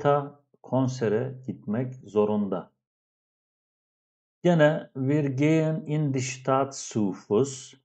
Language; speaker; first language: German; non-native, fluent; Turkish